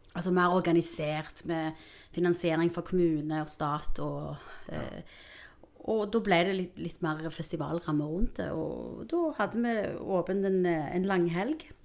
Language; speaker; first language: Norwegian; early bilingual, other home language; Spanish